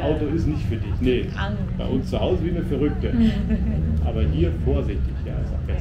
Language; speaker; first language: German; native; German